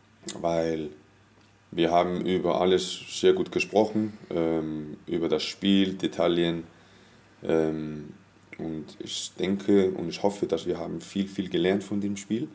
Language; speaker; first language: German; non-native, fluent; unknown